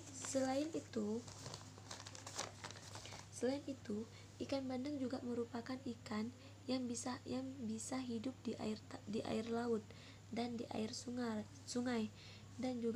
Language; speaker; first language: Indonesian; non-native, local second language; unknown